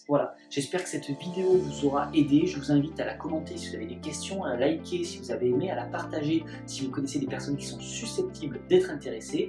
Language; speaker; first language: French; native; French